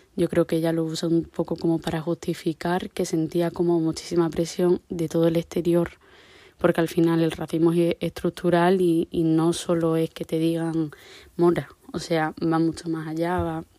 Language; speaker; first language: Spanish; native; Spanish